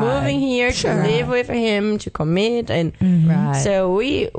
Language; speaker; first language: English; non-native, fluent; Portuguese